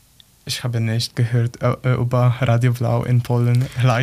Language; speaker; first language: German; non-native, learner; Polish